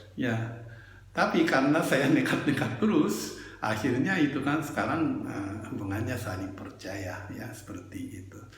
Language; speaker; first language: Indonesian; non-native, fluent; Japanese